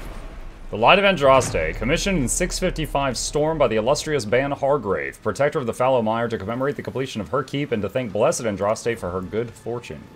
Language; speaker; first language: English; native; English